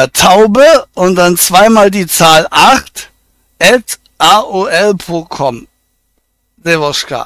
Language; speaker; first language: German; native; German